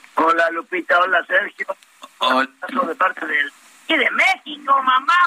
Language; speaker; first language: Spanish; native; Spanish